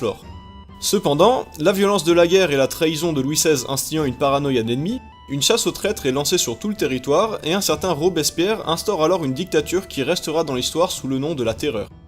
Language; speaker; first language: French; native; French